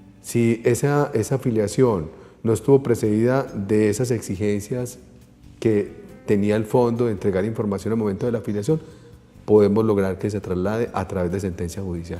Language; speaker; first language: Spanish; native; Spanish